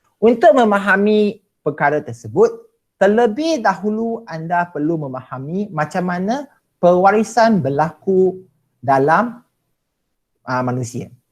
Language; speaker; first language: Malay; non-native, local second language; Chinese